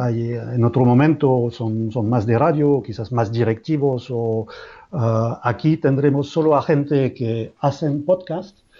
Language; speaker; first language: Spanish; non-native, fluent; French